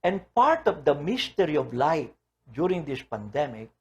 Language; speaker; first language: English; non-native, local second language; Filipino